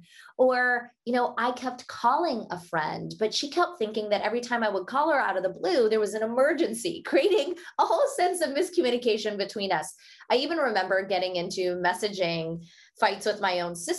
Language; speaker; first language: English; early bilingual, other home language; Hindi